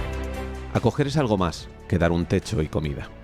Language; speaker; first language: Spanish; native; Spanish